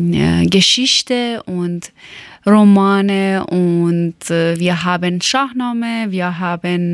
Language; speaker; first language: German; non-native, local second language; Persian